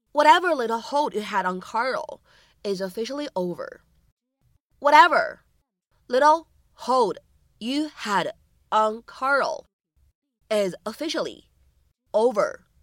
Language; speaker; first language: English; non-native, fluent; Chinese